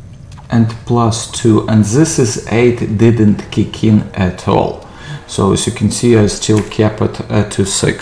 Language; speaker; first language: English; non-native, fluent; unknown